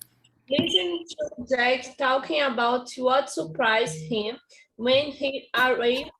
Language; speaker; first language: English; non-native, learner; Portuguese